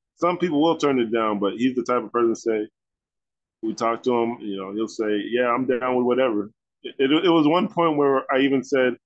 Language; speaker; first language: English; native; English